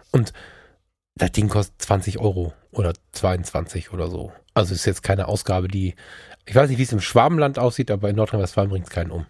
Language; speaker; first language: German; early bilingual, other home language; Turkish